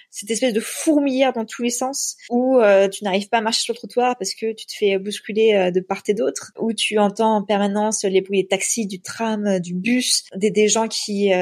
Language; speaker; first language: French; native; French